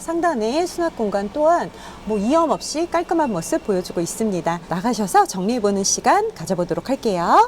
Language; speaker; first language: Korean; native; Korean